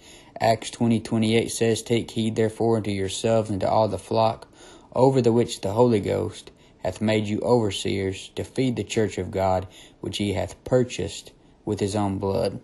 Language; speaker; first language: English; native; English